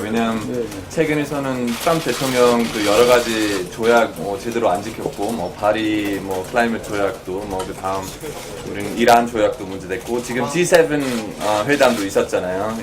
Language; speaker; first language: Korean; non-native, fluent; German